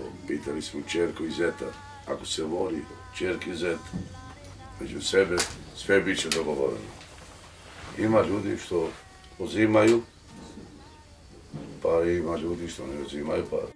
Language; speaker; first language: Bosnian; non-native, local second language; Romany